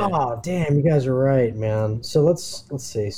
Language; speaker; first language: English; native; English